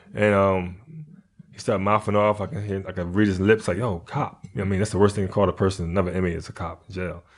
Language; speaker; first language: English; native; English